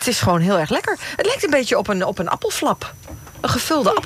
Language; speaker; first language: Dutch; native; Dutch